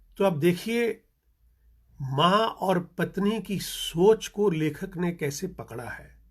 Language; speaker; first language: Hindi; non-native, local second language; Punjabi